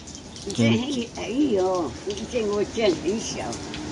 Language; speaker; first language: Chinese; non-native, local second language; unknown